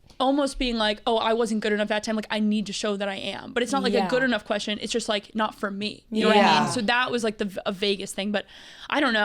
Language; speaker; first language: English; native; English